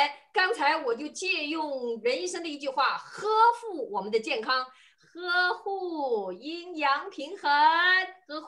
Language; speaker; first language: Chinese; native; Chinese